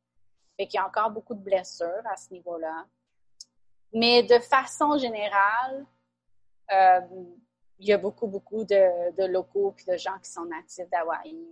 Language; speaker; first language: French; native; French